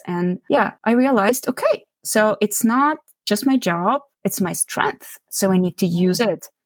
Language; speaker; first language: English; non-native, fluent; Ukrainian